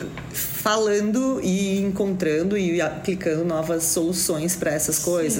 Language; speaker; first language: Portuguese; native; Portuguese